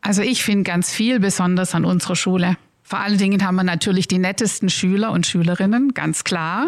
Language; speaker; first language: German; native; German